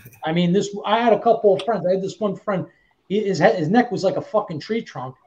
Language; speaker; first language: English; native; English